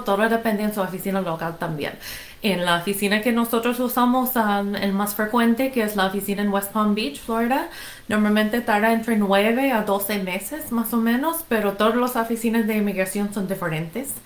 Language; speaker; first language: Spanish; non-native, fluent; English